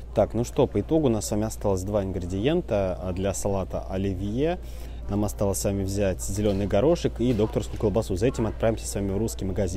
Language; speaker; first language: Russian; native; Russian